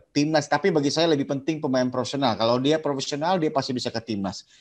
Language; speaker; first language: Indonesian; native; Indonesian